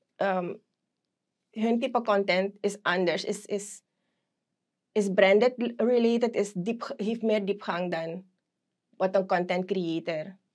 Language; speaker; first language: Dutch; native; Dutch